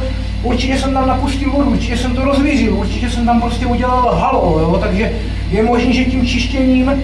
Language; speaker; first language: Czech; native; Czech